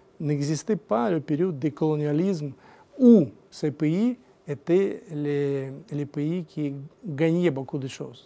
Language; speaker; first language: French; non-native, learner; Russian